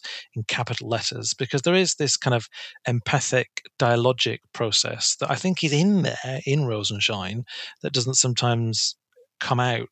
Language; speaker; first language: English; native; English